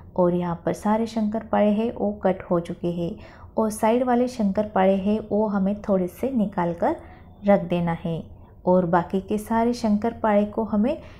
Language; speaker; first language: Hindi; non-native, local second language; Marathi